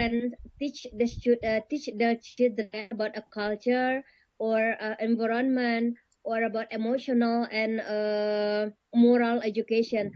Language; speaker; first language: English; non-native, learner; Indonesian